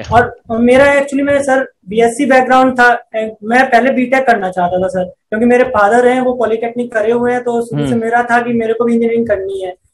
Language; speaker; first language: Hindi; native; Hindi